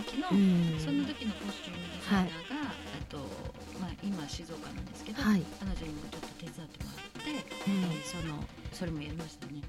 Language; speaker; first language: Japanese; native; Japanese